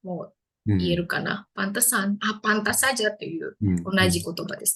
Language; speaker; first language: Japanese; non-native, fluent; Indonesian